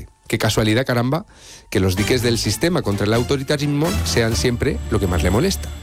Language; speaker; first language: Spanish; native; Spanish